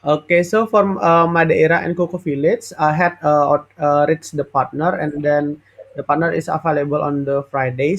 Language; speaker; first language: English; non-native, learner; Indonesian